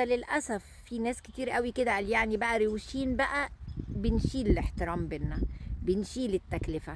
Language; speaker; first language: Arabic; native; Arabic